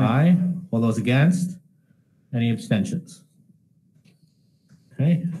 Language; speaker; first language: English; native; English